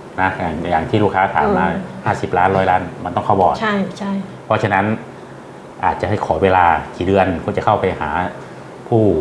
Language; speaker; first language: Thai; native; Thai